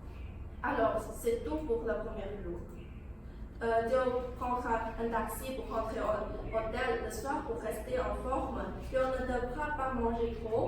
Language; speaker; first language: French; non-native, learner; Chinese